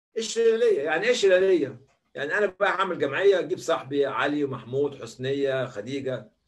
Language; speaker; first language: Arabic; native; Arabic